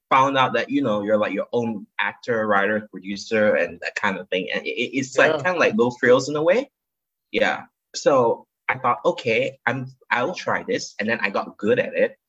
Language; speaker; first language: English; non-native, local second language; Chinese